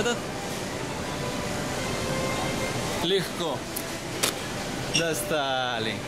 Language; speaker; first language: Russian; native; Russian